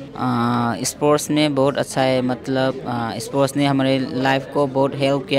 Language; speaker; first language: Hindi; non-native, local second language; Manipuri